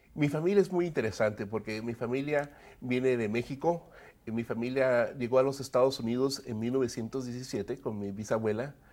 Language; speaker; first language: Spanish; early bilingual, other home language; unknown